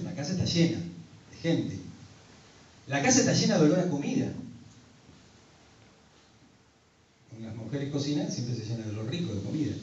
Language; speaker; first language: Spanish; native; Spanish